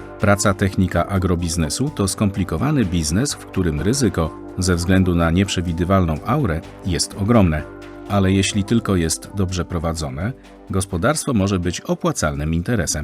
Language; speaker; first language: Polish; native; Polish